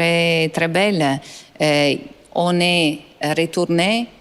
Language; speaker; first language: French; non-native, fluent; Italian